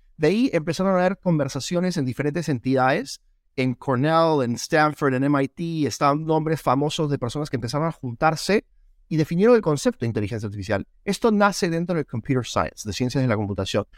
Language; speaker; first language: Spanish; native; Spanish